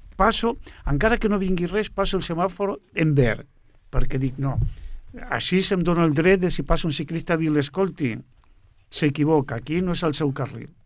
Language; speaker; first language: Catalan; non-native, fluent; Portuguese